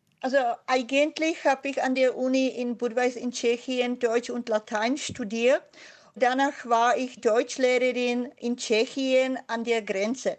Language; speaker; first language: German; non-native, fluent; Czech